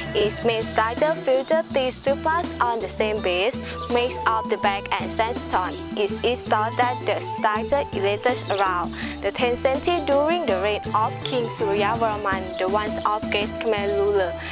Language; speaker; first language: English; non-native, learner; Thai